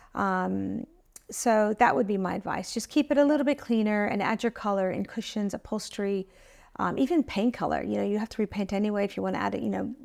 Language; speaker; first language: English; early bilingual, other home language; Italian